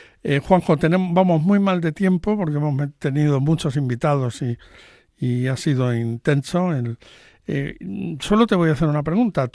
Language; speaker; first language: Spanish; native; Spanish